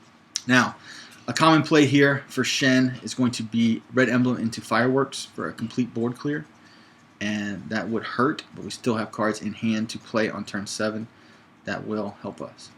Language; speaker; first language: English; native; English